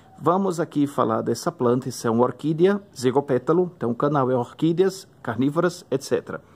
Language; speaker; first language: Portuguese; native; Portuguese